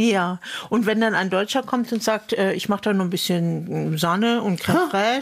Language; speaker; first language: German; native; German